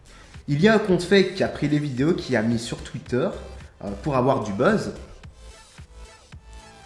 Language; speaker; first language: French; native; French